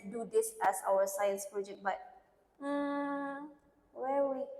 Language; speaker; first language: English; non-native, learner; Indonesian